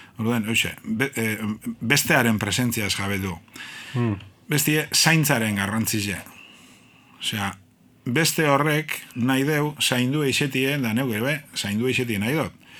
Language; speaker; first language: Basque; native; Basque